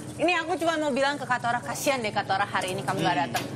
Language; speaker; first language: Indonesian; native; Indonesian